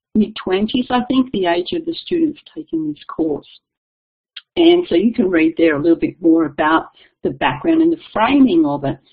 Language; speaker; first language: English; native; English